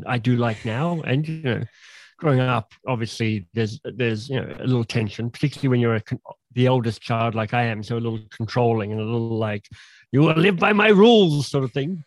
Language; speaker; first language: English; native; English